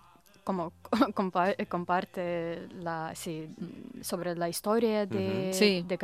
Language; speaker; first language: Spanish; non-native, fluent; Russian